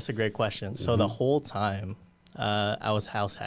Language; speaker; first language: English; native; English